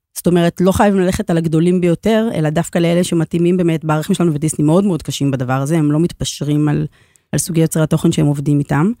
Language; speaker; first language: Hebrew; native; Hebrew